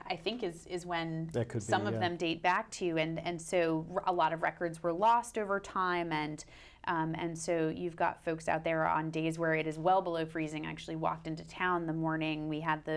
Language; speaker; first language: English; native; English